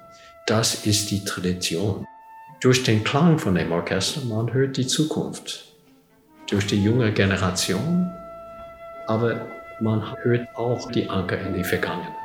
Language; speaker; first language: German; non-native, learner; English